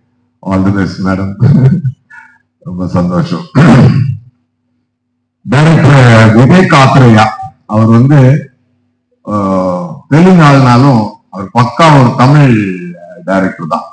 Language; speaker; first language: Tamil; native; Tamil